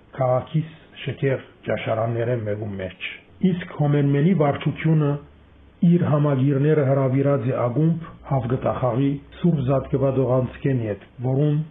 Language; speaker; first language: Armenian; early bilingual, heritage; Armenian